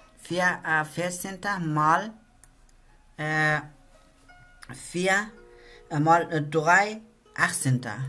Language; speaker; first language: German; non-native, learner; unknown